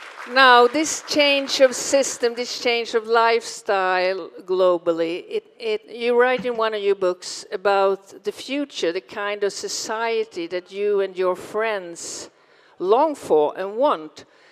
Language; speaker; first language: English; non-native, fluent; Swedish